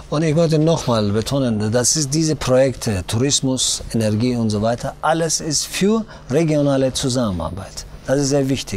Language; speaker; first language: German; non-native, learner; Tajik